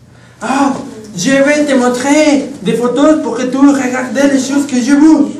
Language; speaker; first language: French; non-native, learner; Spanish